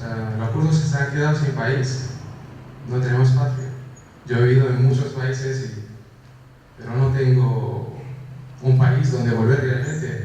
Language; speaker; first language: Spanish; non-native, fluent; Kurdish